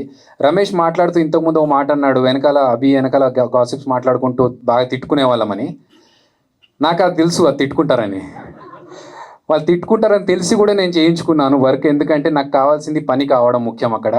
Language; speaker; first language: Telugu; native; Telugu